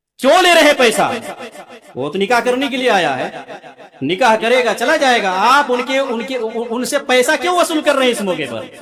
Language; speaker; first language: Urdu; non-native, local second language; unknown